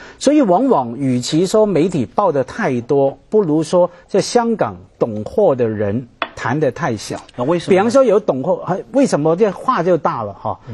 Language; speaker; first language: Chinese; non-native, local second language; Cantonese